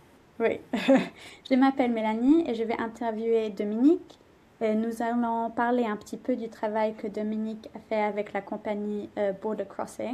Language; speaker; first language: French; non-native, fluent; English